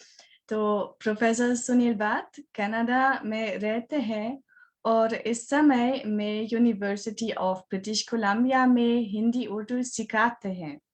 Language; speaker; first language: Hindi; non-native, learner; German